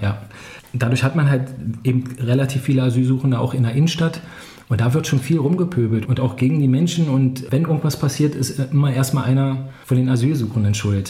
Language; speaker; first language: German; native; German